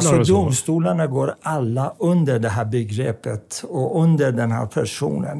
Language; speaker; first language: Swedish; non-native, fluent; Persian